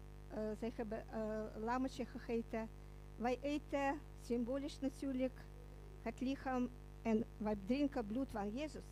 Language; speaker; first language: Dutch; non-native, learner; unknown